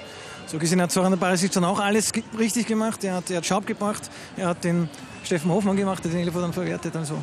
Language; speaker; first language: German; native; German